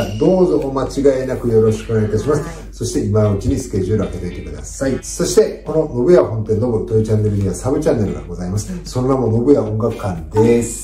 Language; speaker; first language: Japanese; native; Japanese